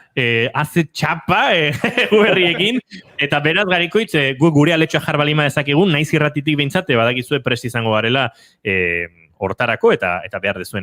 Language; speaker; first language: Basque; native; Basque